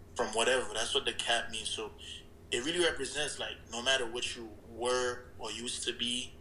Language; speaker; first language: English; early bilingual, other home language; Haitian Creole